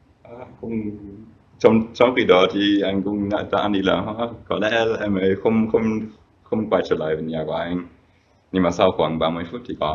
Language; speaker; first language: Vietnamese; non-native, fluent; German